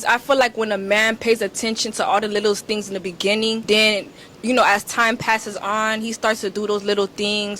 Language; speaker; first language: English; native; English